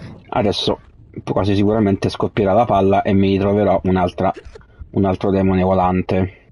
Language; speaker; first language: Italian; native; Italian